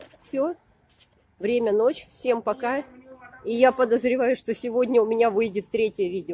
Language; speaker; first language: Russian; native; Russian